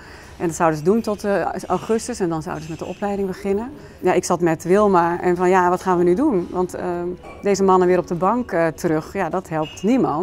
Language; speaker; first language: Dutch; native; Dutch